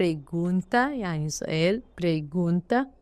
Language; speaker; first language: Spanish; non-native, learner; Arabic